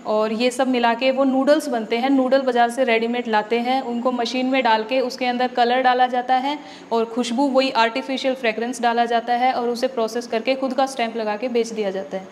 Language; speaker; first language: Hindi; native; Hindi